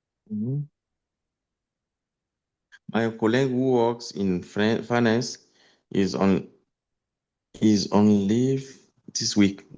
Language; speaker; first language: English; non-native, learner; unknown